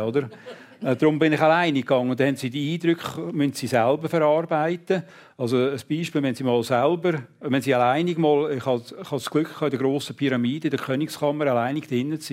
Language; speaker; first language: German; native; German